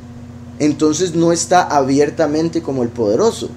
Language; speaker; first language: Spanish; native; Spanish